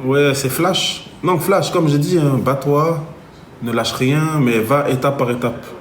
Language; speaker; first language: French; native; French